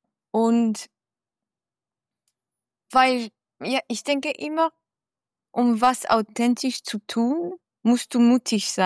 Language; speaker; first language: German; non-native, fluent; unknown